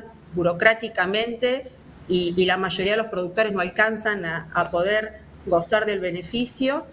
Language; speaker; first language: Spanish; native; Spanish